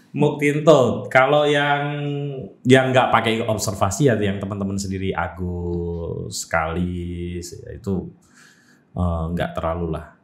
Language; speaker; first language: Indonesian; native; Indonesian